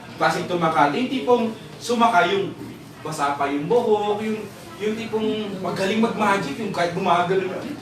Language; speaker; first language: Filipino; native; Filipino